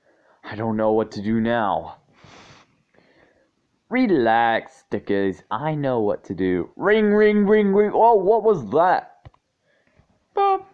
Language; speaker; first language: English; native; English